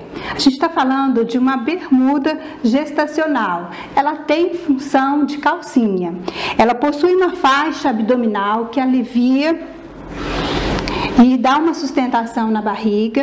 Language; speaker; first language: Portuguese; native; Portuguese